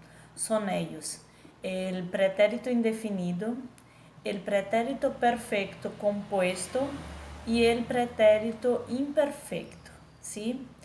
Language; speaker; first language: Spanish; non-native, fluent; Portuguese